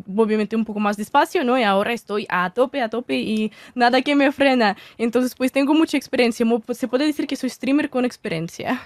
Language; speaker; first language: Spanish; non-native, fluent; Russian